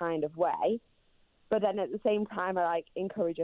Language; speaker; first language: English; native; English